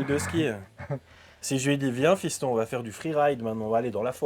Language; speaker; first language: French; native; French